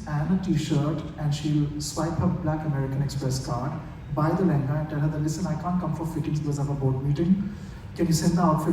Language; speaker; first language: English; non-native, local second language; Bangla